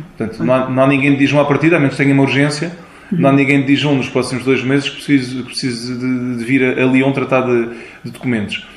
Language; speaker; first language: Portuguese; early bilingual, heritage; Portuguese